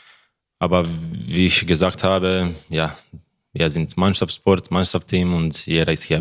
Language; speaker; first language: German; non-native, learner; Croatian